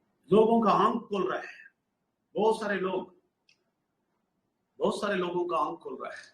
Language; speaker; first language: Hindi; non-native, local second language; Telugu